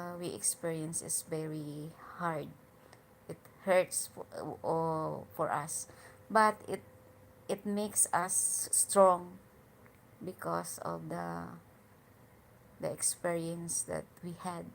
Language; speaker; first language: English; non-native, learner; Hiligaynon